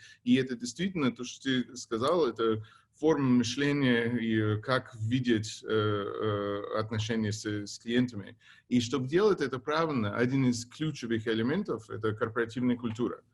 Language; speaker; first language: Russian; non-native, fluent; English